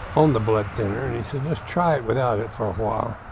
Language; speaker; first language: English; native; English